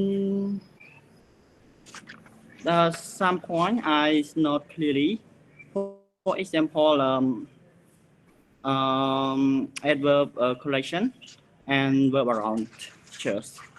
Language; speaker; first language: English; non-native, learner; Khmer